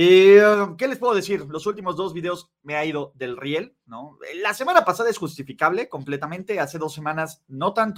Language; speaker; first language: Spanish; native; Spanish